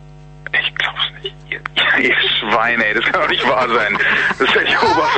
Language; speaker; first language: German; native; German